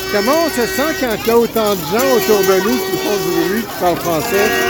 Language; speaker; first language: French; native; French